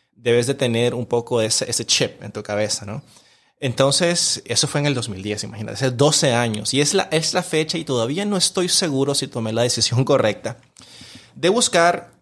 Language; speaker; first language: Spanish; native; Spanish